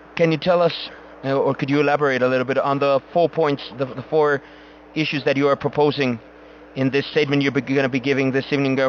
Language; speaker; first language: English; non-native, fluent; Spanish